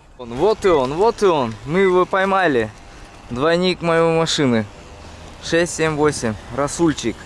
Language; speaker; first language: Russian; non-native, fluent; Uzbek